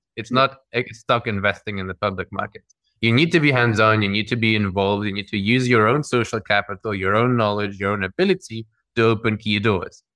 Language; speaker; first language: English; early bilingual, other home language; Russian